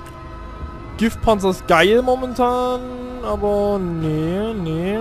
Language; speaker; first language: German; native; German